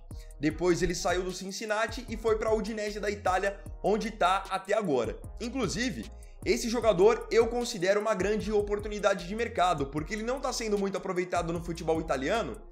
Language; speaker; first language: Portuguese; native; Portuguese